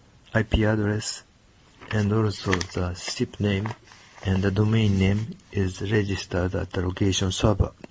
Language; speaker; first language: English; non-native, learner; Japanese